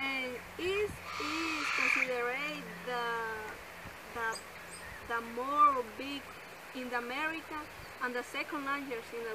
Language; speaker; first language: English; non-native, learner; Spanish